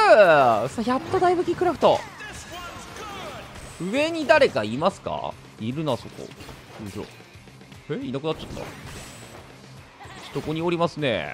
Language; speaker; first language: Japanese; native; Japanese